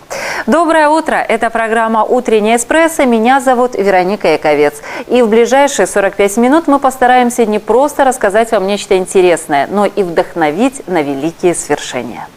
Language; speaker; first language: Russian; native; Russian